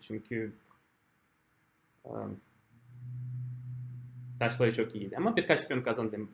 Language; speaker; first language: Turkish; non-native, fluent; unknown